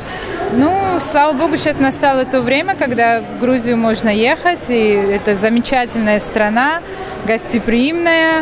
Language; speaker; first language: Russian; non-native, local second language; Georgian